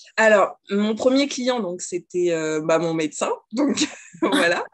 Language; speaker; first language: French; native; French